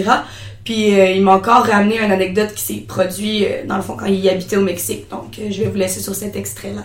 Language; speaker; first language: French; native; French